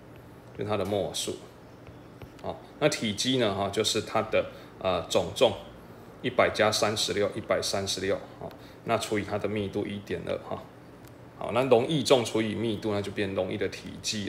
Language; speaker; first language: Chinese; native; Chinese